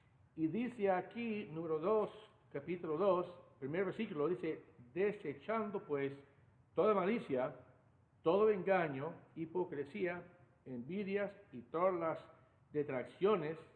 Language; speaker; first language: Spanish; non-native, fluent; English